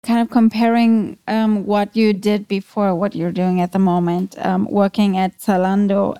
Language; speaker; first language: English; non-native, fluent; German